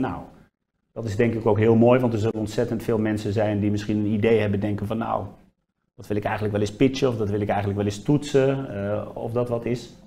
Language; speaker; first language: Dutch; native; Dutch